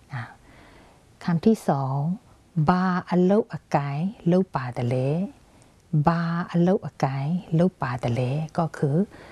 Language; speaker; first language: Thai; non-native, fluent; Burmese